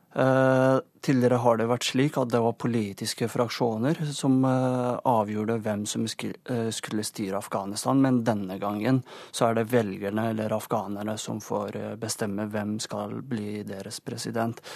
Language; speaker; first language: Norwegian; non-native, fluent; Persian